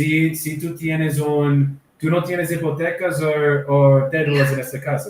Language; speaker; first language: Spanish; non-native, learner; English